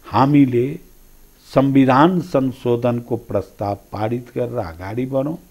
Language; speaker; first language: Nepali; non-native, local second language; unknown